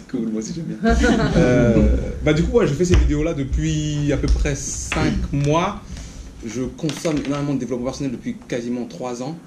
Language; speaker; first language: French; native; French